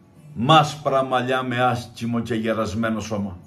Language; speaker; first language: Greek; native; Greek